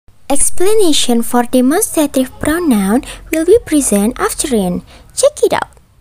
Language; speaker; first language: English; non-native, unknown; Indonesian